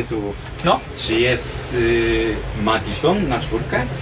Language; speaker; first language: Polish; native; Polish